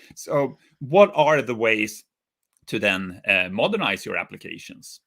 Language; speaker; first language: English; non-native, fluent; Swedish